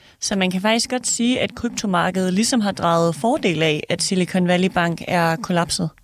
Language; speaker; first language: Danish; native; Danish